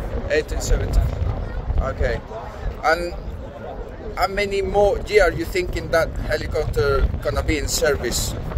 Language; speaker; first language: English; non-native, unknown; Spanish